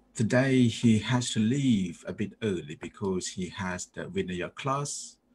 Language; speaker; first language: English; non-native, fluent; Thai